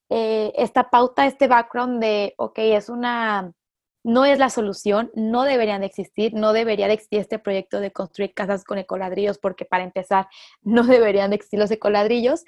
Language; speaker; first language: Spanish; native; Spanish